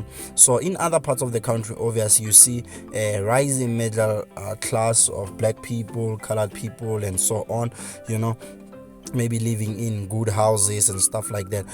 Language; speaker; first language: English; non-native, local second language; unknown